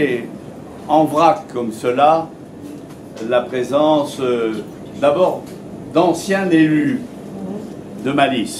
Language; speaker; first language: French; native; French